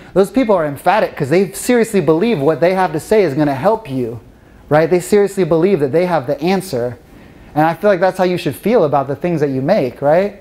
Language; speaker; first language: English; native; English